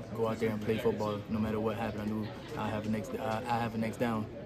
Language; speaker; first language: English; native; English